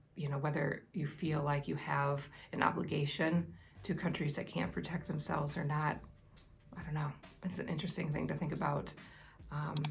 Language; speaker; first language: English; native; English